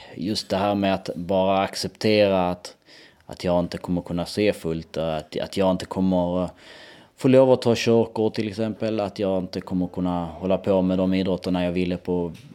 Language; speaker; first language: Swedish; early bilingual, other home language; Albanian